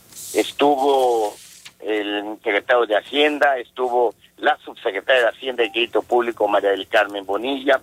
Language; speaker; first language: Spanish; native; Spanish